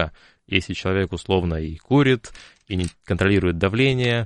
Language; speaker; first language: Russian; native; Russian